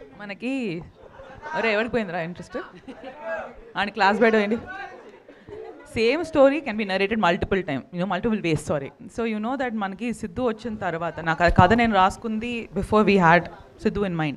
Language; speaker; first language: Telugu; native; Telugu